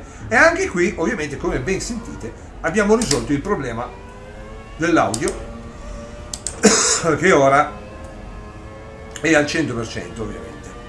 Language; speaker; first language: Italian; native; Italian